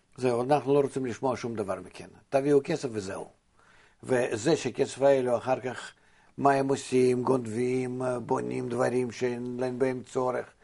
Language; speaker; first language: Hebrew; non-native, fluent; Russian